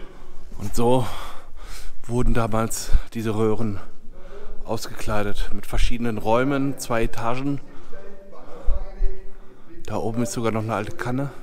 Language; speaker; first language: German; native; German